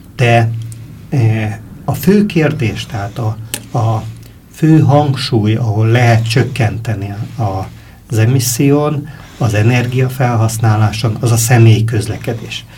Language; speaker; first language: Hungarian; native; Hungarian